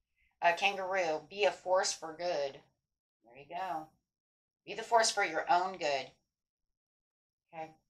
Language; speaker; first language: English; native; English